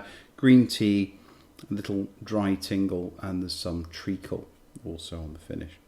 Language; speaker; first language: English; native; English